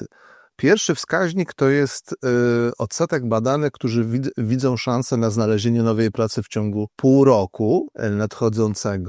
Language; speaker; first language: Polish; native; Polish